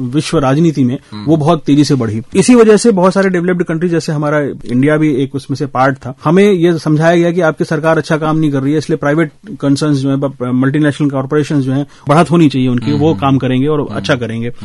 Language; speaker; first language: Hindi; native; Hindi